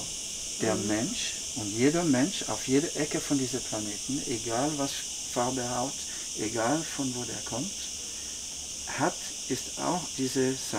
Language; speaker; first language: German; non-native, fluent; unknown